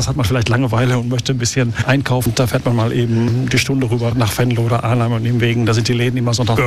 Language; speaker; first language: German; native; German